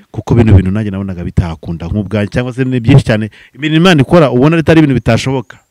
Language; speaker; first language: Kinyarwanda; native; Kinyarwanda